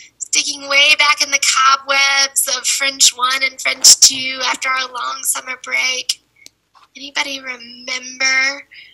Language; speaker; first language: English; native; English